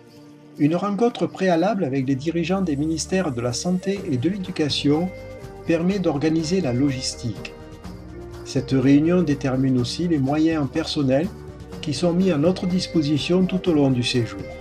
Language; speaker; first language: French; native; French